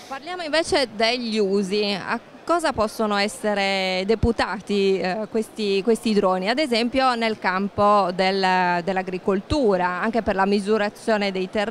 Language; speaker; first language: Italian; native; Italian